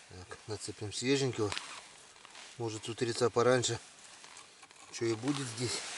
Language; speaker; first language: Russian; native; Russian